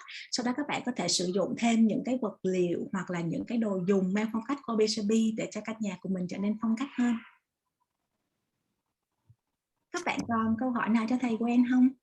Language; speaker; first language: Vietnamese; native; Vietnamese